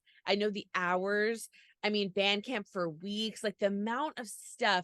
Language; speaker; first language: English; native; English